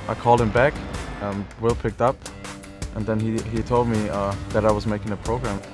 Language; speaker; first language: English; non-native, fluent; German